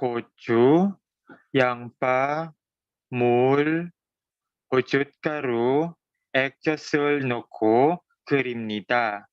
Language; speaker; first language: Korean; non-native, learner; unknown